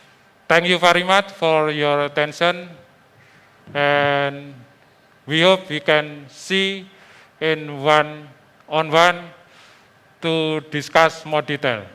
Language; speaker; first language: English; non-native, fluent; Indonesian